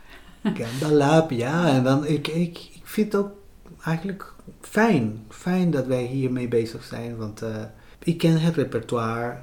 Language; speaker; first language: Dutch; non-native, fluent; Spanish